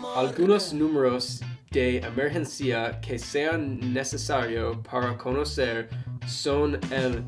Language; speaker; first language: Spanish; non-native, learner; English